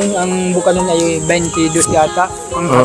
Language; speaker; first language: Filipino; native; Filipino